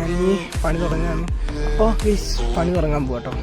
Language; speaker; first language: Malayalam; native; Malayalam